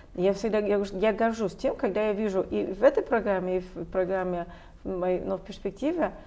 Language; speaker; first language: Russian; non-native, fluent; English